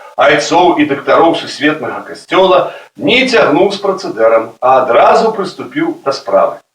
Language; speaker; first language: Belarusian; native; Belarusian